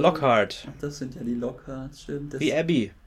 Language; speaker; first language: German; native; German